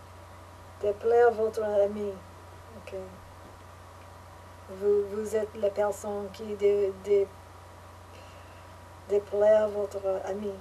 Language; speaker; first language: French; non-native, learner; English